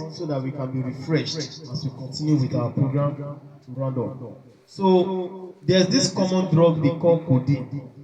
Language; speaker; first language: English; non-native, local second language; Yoruba